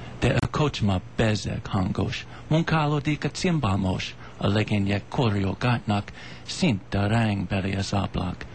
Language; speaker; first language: Hungarian; non-native, learner; English